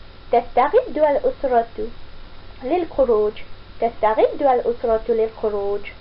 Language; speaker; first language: Arabic; non-native, fluent; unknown